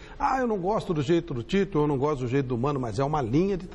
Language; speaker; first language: Portuguese; native; Portuguese